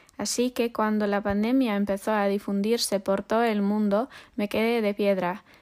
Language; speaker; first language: Spanish; non-native, fluent; Polish